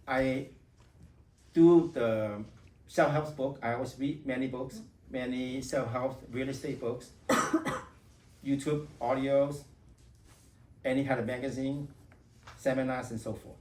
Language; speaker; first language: English; non-native, fluent; Vietnamese